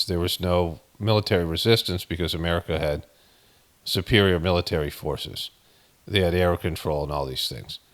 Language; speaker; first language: English; native; English